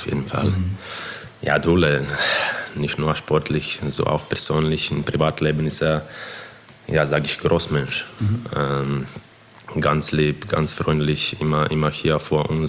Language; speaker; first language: German; non-native, fluent; Croatian